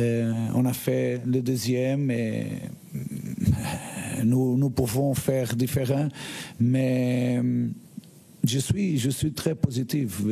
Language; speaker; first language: French; non-native, learner; Portuguese